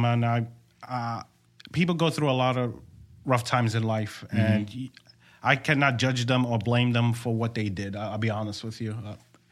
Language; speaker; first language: English; native; English